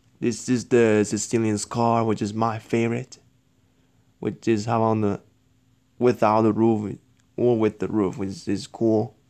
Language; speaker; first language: English; non-native, learner; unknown